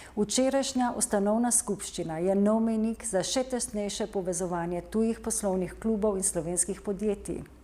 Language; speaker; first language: Slovenian; native; Slovenian